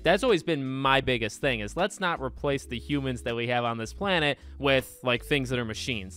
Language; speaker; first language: English; native; English